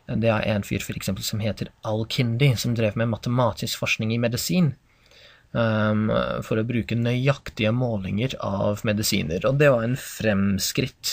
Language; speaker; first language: Norwegian; non-native, fluent; English